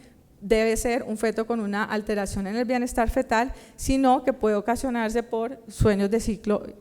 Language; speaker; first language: Spanish; native; Spanish